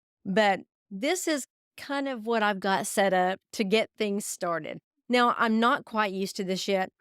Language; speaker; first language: English; native; English